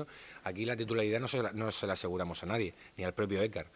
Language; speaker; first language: Spanish; native; Spanish